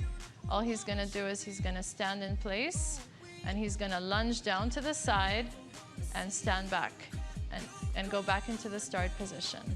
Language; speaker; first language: English; non-native, local second language; Arabic